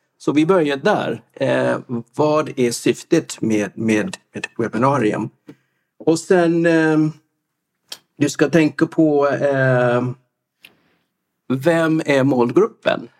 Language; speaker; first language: Swedish; non-native, fluent; English